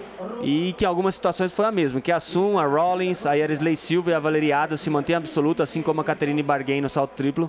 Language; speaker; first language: Portuguese; native; Portuguese